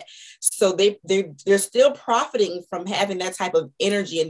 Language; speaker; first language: English; native; English